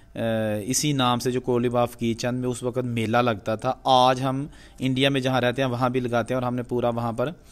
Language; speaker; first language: Urdu; non-native, local second language; Punjabi